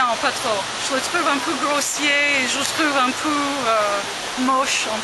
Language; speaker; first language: French; non-native, fluent; English